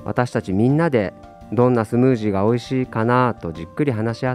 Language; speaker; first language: Japanese; native; Japanese